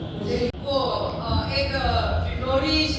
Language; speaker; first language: Hindi; non-native, local second language; Manipuri